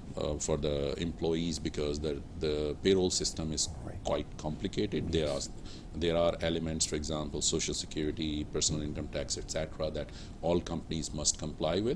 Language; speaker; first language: English; non-native, local second language; Urdu